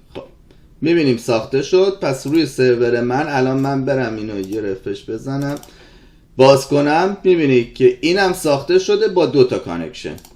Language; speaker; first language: Persian; early bilingual, heritage; Persian